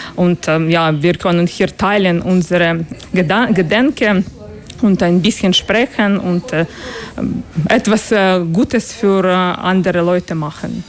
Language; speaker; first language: German; non-native, learner; Ukrainian